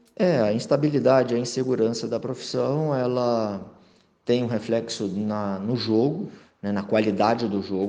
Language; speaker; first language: Portuguese; native; Portuguese